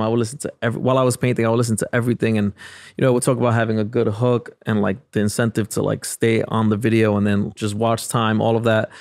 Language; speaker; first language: English; native; English